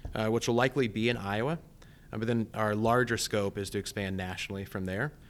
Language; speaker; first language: English; native; English